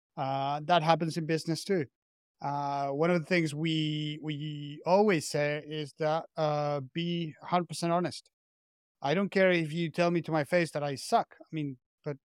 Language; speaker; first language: English; non-native, fluent; Spanish